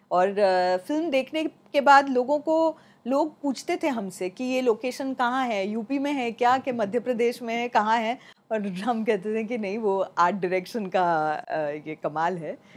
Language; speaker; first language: Hindi; non-native, local second language; Marathi